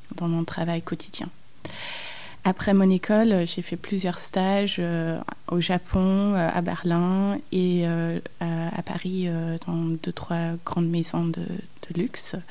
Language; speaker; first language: French; non-native, fluent; German